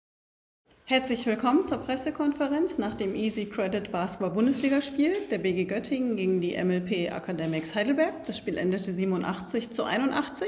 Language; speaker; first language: German; native; German